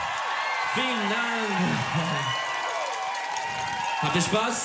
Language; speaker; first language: German; non-native, learner; Turkish